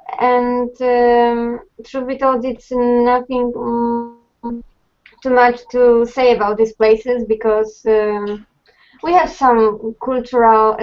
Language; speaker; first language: English; non-native, fluent; Polish